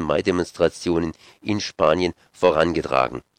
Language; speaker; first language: German; native; German